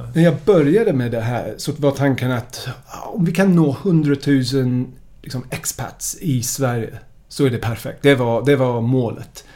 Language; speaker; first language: Swedish; non-native, fluent; English